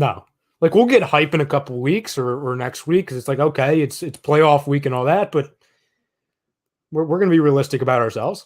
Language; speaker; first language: English; native; English